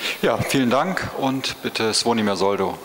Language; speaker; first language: German; native; German